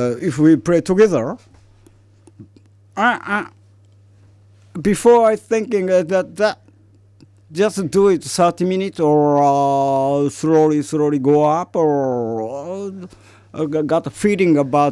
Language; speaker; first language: English; non-native, fluent; Japanese